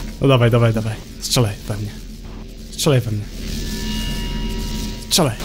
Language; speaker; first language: Polish; native; Polish